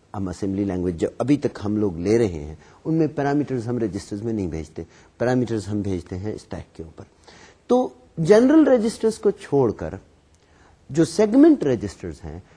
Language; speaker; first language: Urdu; native; Urdu